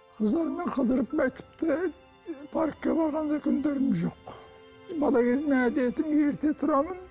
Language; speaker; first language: Kazakh; native; Kazakh